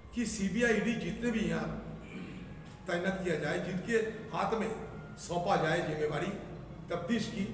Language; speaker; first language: Hindi; non-native, local second language; Bangla